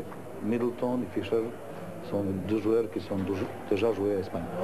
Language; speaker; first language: French; non-native, learner; Croatian